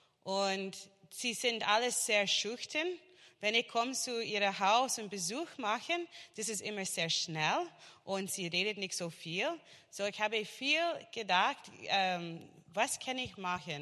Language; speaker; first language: German; non-native, learner; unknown